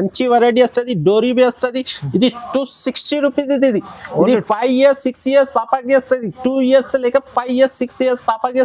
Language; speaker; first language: Telugu; non-native, local second language; Urdu